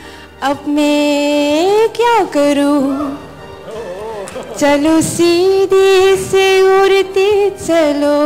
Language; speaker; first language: Hindi; non-native, local second language; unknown